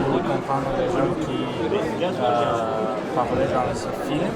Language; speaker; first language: French; non-native, learner; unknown